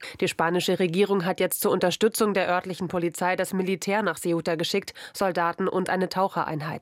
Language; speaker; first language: German; native; German